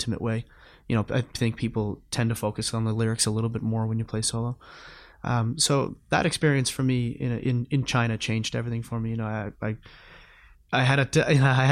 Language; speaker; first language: English; native; English